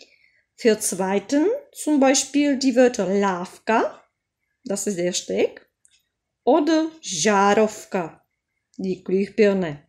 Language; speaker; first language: German; non-native, fluent; Czech